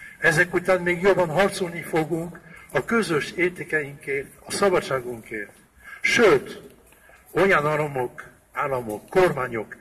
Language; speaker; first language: Hungarian; non-native, fluent; French